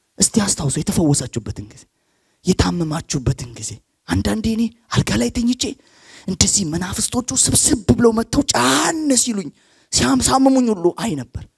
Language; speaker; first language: Amharic; native; Amharic